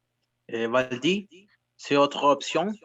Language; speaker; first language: French; non-native, learner; Spanish